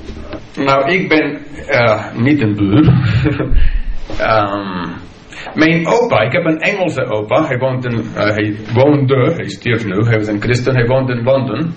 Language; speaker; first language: Dutch; non-native, fluent; English